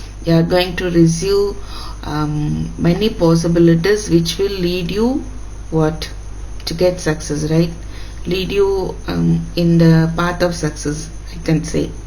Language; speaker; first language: English; non-native, local second language; Tamil